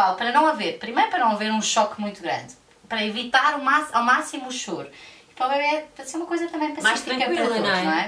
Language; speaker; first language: Portuguese; native; Portuguese